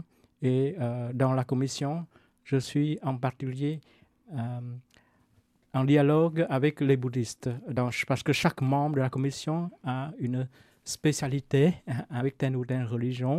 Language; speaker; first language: French; non-native, fluent; Vietnamese